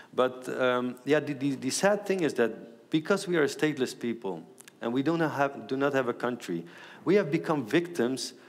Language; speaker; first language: English; non-native, fluent; Aramaic